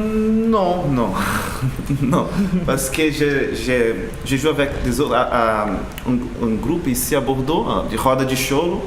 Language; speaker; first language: French; non-native, learner; Portuguese